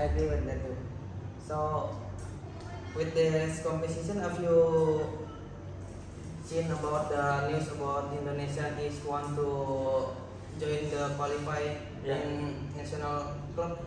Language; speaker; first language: English; non-native, learner; Indonesian